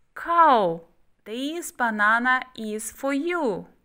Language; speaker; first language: English; non-native, fluent; Kazakh